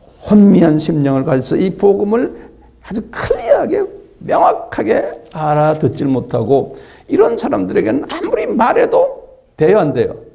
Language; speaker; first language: Korean; native; Korean